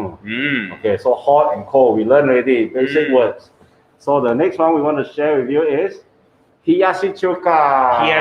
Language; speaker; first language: English; non-native, fluent; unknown